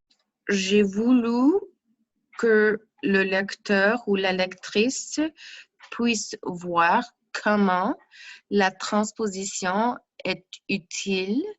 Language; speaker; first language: French; non-native, fluent; English